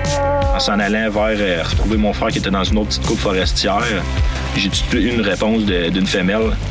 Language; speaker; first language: French; native; French